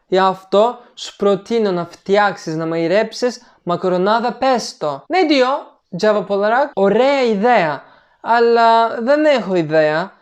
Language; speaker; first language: Greek; non-native, fluent; Turkish